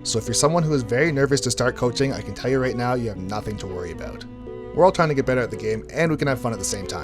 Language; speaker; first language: English; native; English